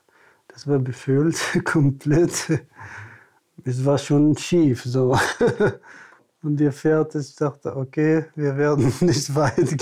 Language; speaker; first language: German; non-native, fluent; Tamasheq